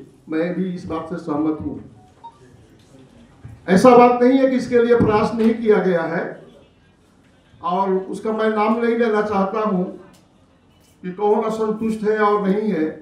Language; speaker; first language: Hindi; native; Hindi